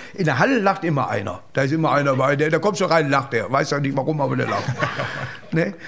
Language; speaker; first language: German; native; German